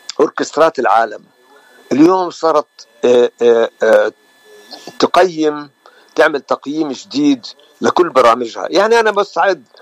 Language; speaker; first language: Arabic; native; Arabic